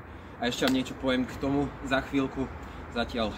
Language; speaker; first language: Slovak; native; Slovak